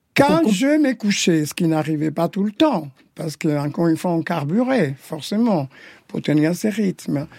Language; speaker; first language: French; non-native, fluent; Spanish